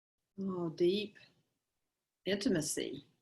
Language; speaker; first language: English; native; English